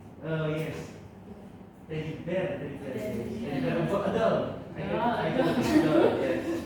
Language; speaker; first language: English; non-native, learner; Indonesian